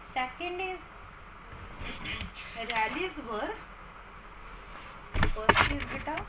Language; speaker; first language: English; non-native, local second language; Hindi